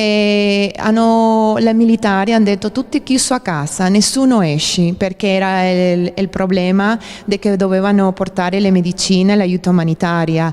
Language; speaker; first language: Italian; non-native, fluent; Spanish